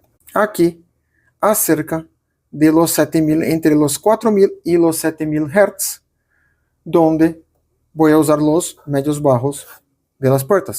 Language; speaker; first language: Spanish; non-native, fluent; Portuguese